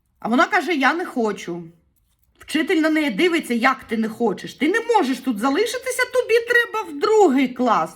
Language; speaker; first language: Ukrainian; native; Ukrainian